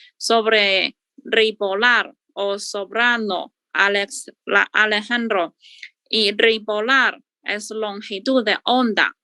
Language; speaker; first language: Spanish; non-native, learner; Chinese